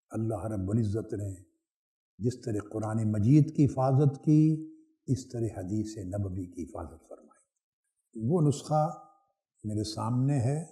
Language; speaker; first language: Urdu; non-native, local second language; Punjabi